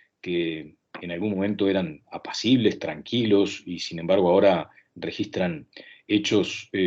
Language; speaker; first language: Spanish; native; Spanish